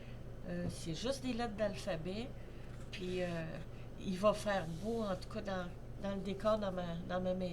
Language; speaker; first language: French; native; French